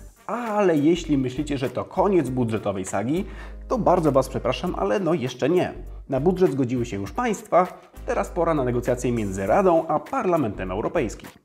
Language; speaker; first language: Polish; native; Polish